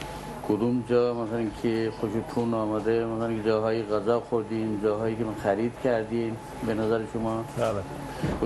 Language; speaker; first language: Persian; non-native, fluent; Urdu